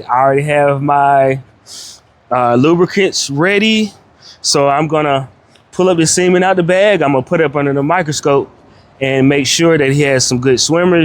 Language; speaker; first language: English; native; English